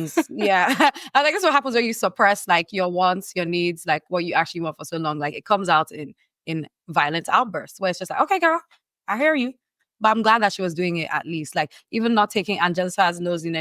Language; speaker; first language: English; native; English